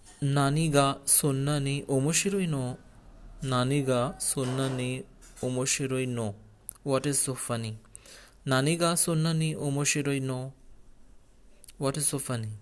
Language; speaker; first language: Japanese; non-native, learner; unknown